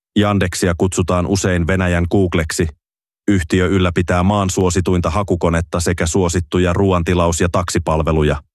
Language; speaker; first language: Finnish; native; Finnish